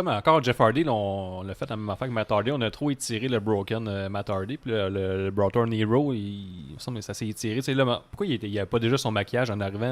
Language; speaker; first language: French; native; French